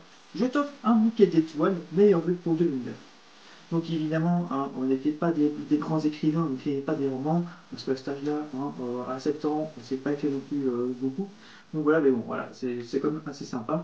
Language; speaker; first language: French; native; French